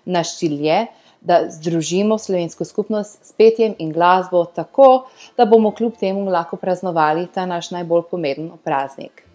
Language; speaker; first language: Slovenian; early bilingual, heritage; Slovenian